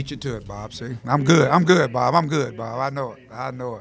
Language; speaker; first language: English; native; English